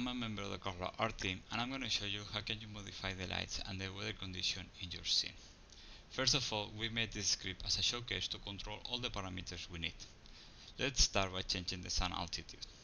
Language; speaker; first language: English; non-native, fluent; Spanish